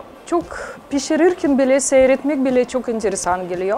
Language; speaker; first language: Turkish; non-native, fluent; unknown